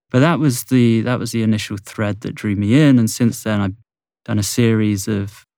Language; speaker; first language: English; native; English